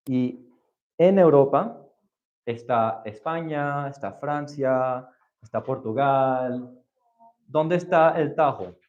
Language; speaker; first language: Spanish; non-native, fluent; English